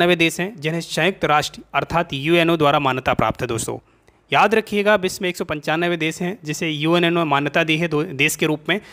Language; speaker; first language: Hindi; native; Hindi